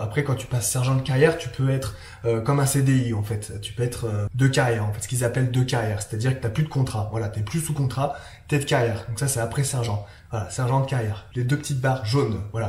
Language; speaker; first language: French; native; French